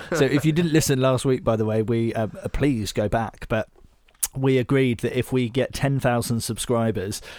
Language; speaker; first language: English; native; English